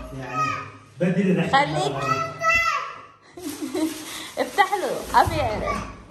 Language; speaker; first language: Arabic; non-native, fluent; Urdu